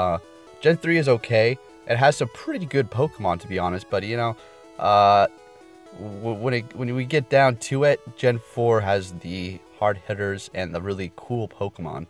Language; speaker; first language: English; native; English